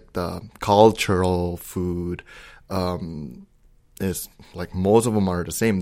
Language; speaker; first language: English; non-native, fluent; Indonesian